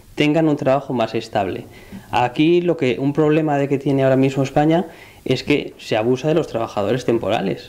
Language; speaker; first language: Spanish; native; Spanish